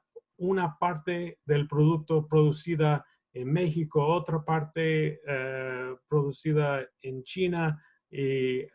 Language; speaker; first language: Spanish; non-native, fluent; English